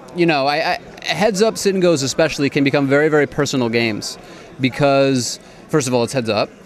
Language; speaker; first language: English; native; English